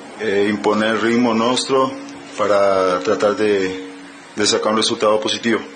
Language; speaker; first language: Portuguese; non-native, learner; Spanish